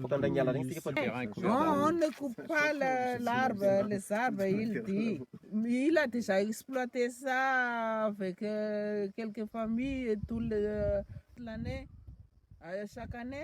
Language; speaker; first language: French; non-native, local second language; Malagasy